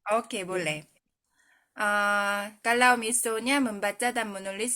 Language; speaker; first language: Indonesian; non-native, fluent; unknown